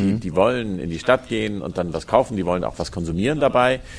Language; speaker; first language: German; native; German